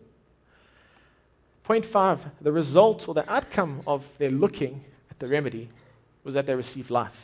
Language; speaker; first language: English; native; English